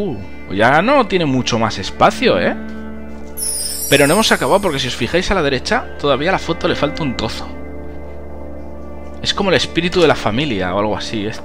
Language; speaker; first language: Spanish; native; Spanish